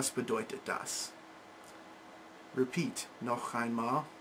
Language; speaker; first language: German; non-native, learner; English